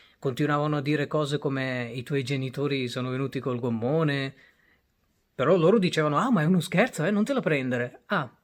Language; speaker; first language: Italian; early bilingual, other home language; Bangla